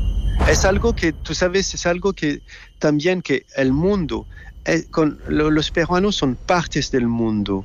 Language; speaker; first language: Spanish; non-native, fluent; French